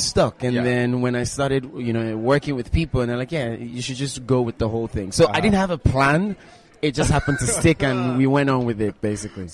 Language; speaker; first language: English; non-native, local second language; Igbo